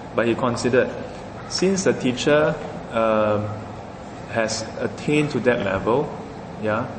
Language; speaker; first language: English; non-native, local second language; Chinese